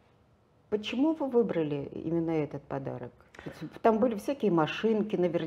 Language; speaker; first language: Russian; native; Russian